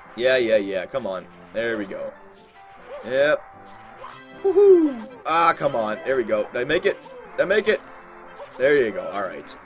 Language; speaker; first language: English; native; English